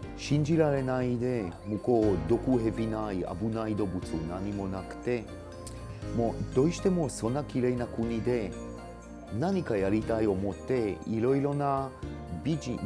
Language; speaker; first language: Japanese; non-native, fluent; Hebrew